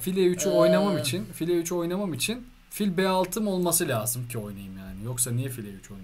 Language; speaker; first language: Turkish; native; Turkish